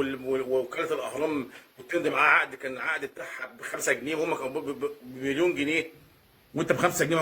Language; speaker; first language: Arabic; native; Arabic